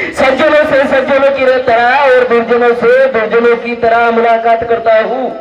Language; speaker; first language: Hindi; non-native, local second language; Marathi